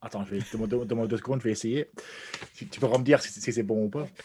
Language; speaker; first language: French; non-native, fluent; English